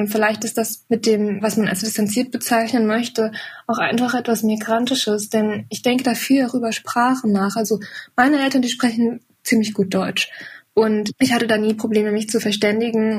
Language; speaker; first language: German; native; German